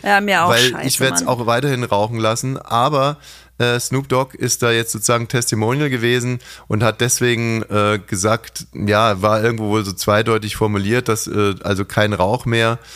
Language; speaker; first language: German; native; German